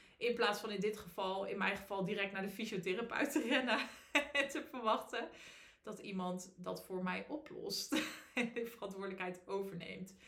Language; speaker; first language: Dutch; native; Dutch